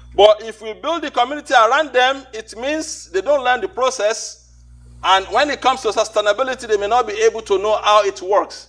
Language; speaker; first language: English; non-native, local second language; Yoruba